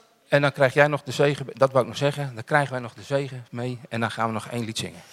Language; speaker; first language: Dutch; native; Dutch